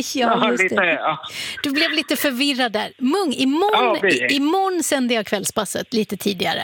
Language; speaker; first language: Swedish; native; Swedish